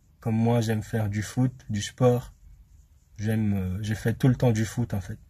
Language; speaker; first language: French; non-native, local second language; Malagasy